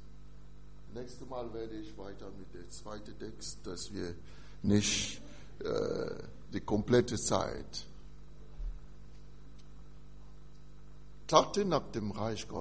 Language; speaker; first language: German; non-native, fluent; French